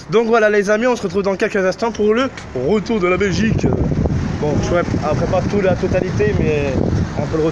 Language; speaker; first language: French; native; French